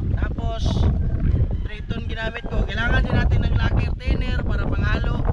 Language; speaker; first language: Filipino; non-native, local second language; Bikol